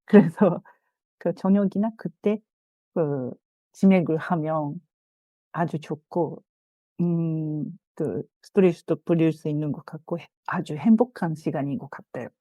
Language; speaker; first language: Korean; non-native, fluent; Japanese